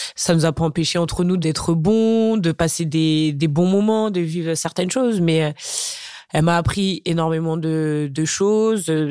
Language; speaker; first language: French; native; French